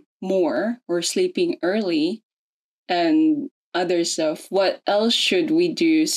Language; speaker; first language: English; non-native, local second language; Filipino